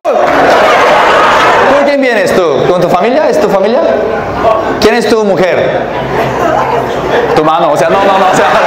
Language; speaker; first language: Spanish; non-native, fluent; Korean